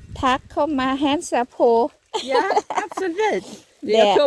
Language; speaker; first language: Swedish; non-native, learner; Thai